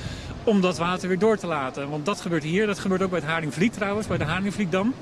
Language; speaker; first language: Dutch; native; Dutch